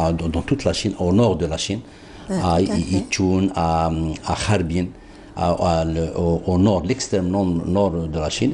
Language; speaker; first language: French; non-native, local second language; Arabic